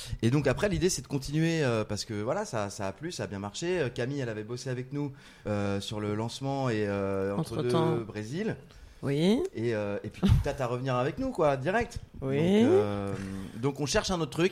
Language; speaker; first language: French; native; French